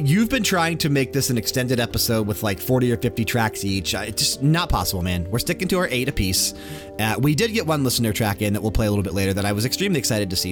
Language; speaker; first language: English; native; English